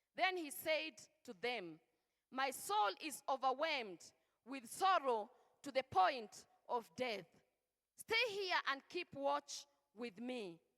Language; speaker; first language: English; non-native, local second language; Swahili